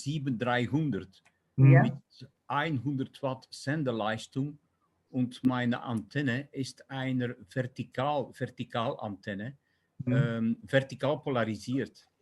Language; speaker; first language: German; non-native, learner; English